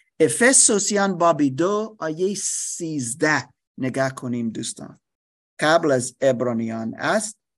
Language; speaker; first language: Persian; non-native, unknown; English